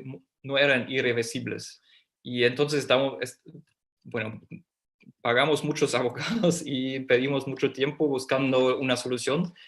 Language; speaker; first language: Spanish; non-native, fluent; German